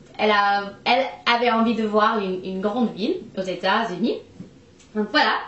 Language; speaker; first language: French; non-native, fluent; English